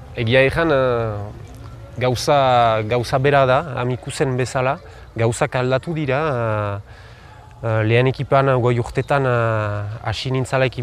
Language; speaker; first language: Basque; non-native, local second language; French